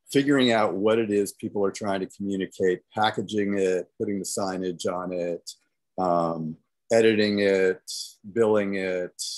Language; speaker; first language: English; native; English